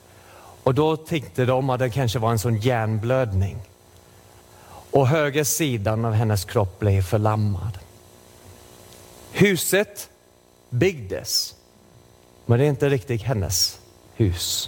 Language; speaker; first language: Swedish; non-native, fluent; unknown